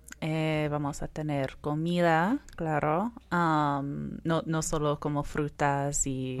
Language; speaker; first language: Spanish; non-native, fluent; English